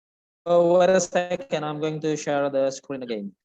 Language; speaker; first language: English; non-native, fluent; Indonesian